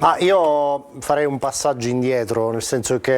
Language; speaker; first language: Italian; native; Italian